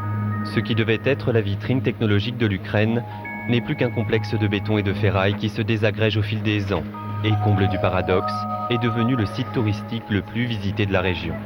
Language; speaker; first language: French; native; French